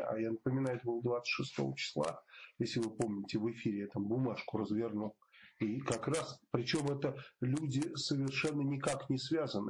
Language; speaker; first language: Russian; native; Russian